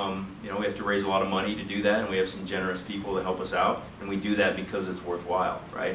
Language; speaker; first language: English; native; English